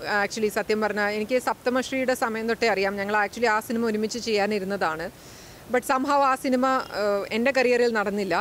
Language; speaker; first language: Malayalam; native; Malayalam